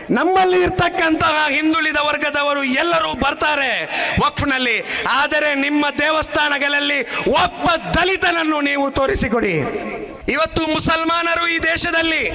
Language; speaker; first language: Kannada; native; Kannada